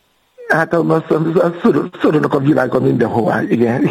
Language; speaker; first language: Hungarian; non-native, learner; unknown